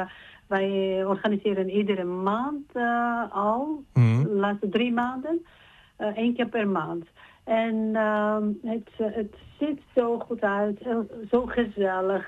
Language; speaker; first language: Dutch; non-native, learner; Georgian